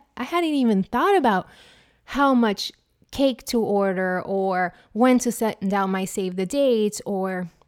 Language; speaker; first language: English; non-native, fluent; Spanish